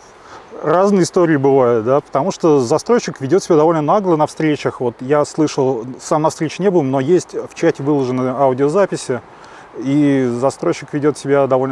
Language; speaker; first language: Russian; native; Russian